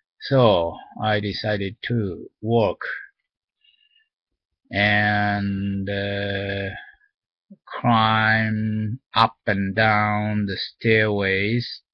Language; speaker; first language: English; non-native, learner; Japanese